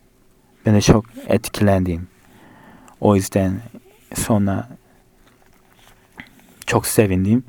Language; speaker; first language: Turkish; non-native, fluent; Korean